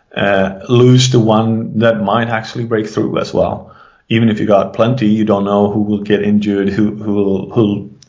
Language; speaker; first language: English; non-native, fluent; Swedish